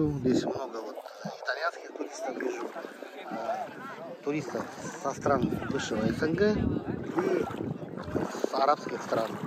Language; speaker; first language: Russian; native; Russian